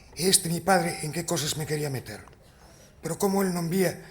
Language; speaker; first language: Spanish; non-native, local second language; Galician